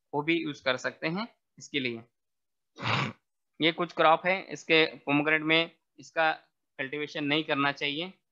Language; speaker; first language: Hindi; non-native, local second language; Marathi